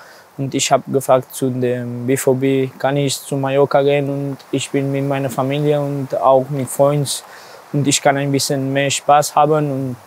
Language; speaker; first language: German; non-native, learner; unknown